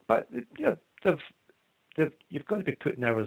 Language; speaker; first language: English; native; English